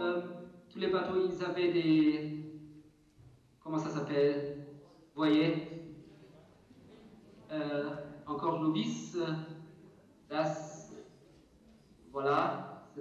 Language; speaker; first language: French; non-native, fluent; German